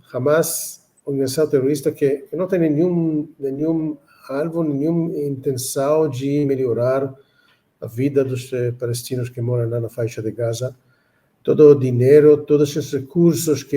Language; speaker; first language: Portuguese; non-native, fluent; Hebrew